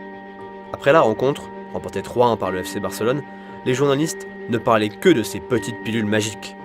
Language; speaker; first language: French; native; French